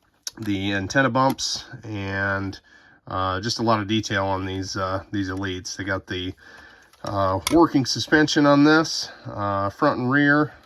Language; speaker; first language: English; native; English